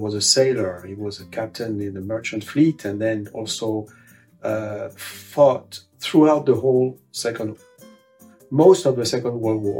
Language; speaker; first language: English; non-native, fluent; French